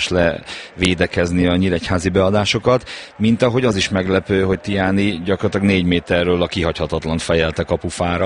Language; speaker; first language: Hungarian; native; Hungarian